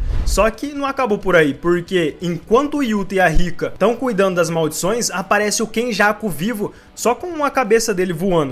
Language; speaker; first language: Portuguese; native; Portuguese